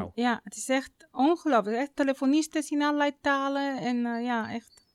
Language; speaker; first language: Dutch; non-native, fluent; Bulgarian